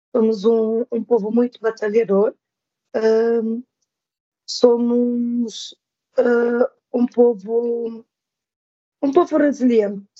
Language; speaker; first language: Portuguese; non-native, local second language; Kabuverdianu